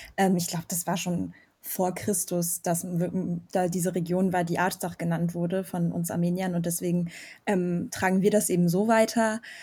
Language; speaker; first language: German; early bilingual, other home language; Armenian